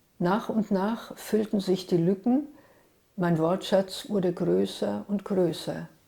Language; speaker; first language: German; early bilingual, other home language; Hungarian